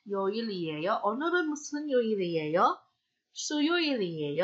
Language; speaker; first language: Korean; non-native, fluent; Filipino